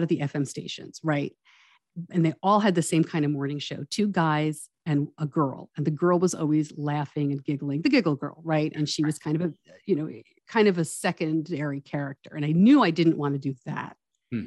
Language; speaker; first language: English; native; English